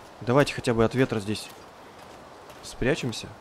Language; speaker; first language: Russian; native; Russian